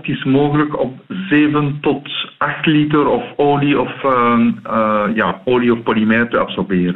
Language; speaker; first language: Dutch; non-native, learner; French